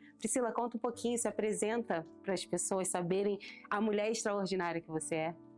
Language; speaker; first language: Portuguese; native; Portuguese